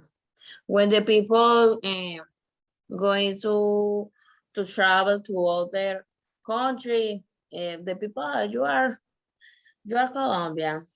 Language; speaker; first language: English; non-native, learner; Spanish